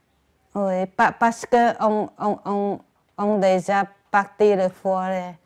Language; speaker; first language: French; non-native, learner; Khmer